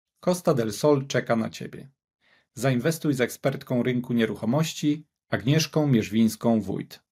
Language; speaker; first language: Polish; native; Polish